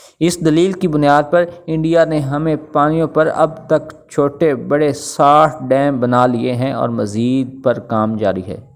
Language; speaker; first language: Urdu; non-native, local second language; Pashto